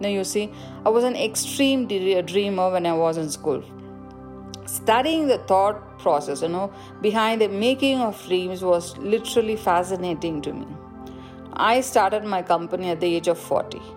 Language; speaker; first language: English; non-native, local second language; Tamil